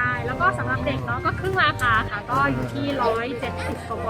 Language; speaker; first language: Thai; native; Thai